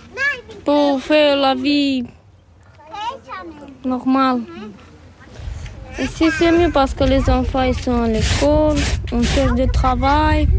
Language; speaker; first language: French; non-native, learner; Romanian